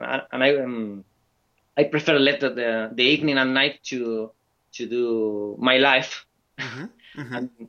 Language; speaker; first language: English; non-native, fluent; Spanish